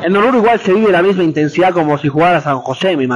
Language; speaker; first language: Spanish; native; Spanish